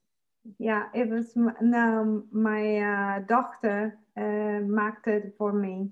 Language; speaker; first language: Dutch; non-native, learner; Spanish